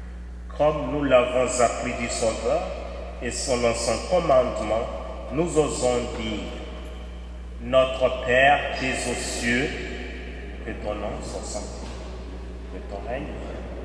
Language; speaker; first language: French; native; French